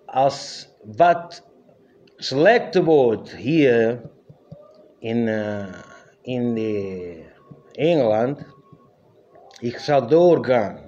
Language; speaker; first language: Dutch; non-native, learner; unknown